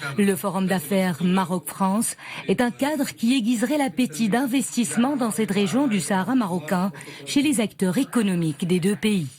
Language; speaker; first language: French; non-native, local second language; Arabic